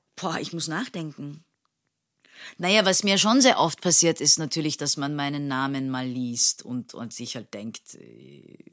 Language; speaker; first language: German; non-native, fluent; Turkish